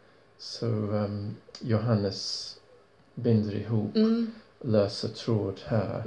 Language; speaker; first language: Swedish; non-native, fluent; English